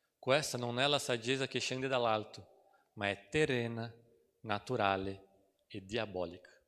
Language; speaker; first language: Italian; non-native, fluent; Portuguese